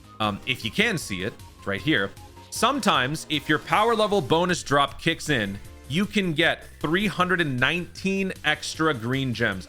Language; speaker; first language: English; native; English